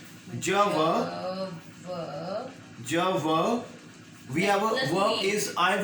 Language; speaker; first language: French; non-native, learner; Hindi